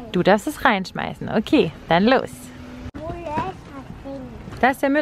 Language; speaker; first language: German; native; German